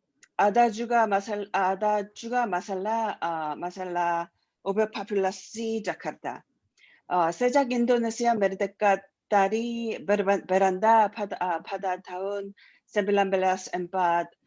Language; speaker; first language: Indonesian; non-native, learner; Korean